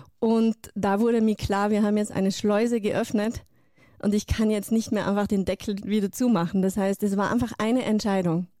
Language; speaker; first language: German; non-native, fluent; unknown